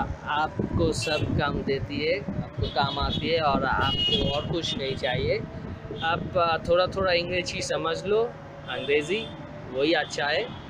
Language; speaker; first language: Hindi; non-native, learner; Bangla